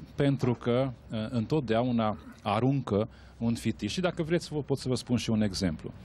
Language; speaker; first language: Romanian; non-native, local second language; Hungarian